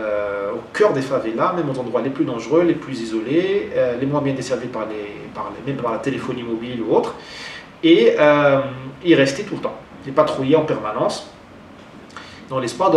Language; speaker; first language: French; non-native, local second language; Arabic